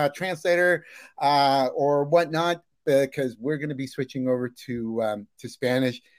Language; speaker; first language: English; early bilingual, other home language; Spanish